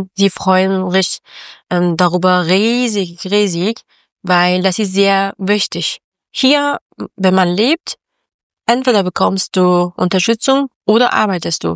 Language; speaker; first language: German; non-native, learner; Persian